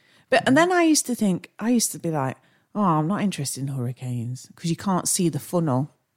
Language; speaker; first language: English; native; English